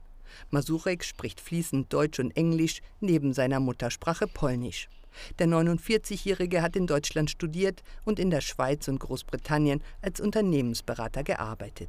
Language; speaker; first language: German; native; German